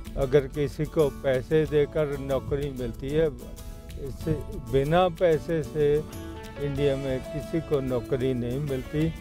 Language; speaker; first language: Hindi; non-native, local second language; Punjabi